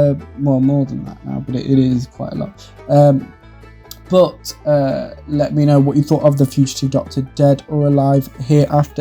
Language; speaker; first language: English; native; English